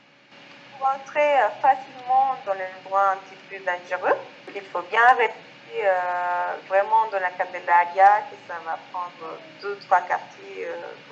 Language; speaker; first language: French; non-native, fluent; Spanish